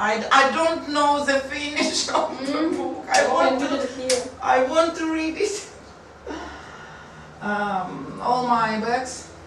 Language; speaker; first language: English; non-native, learner; Russian